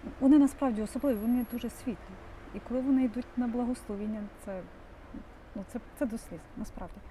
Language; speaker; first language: Ukrainian; native; Ukrainian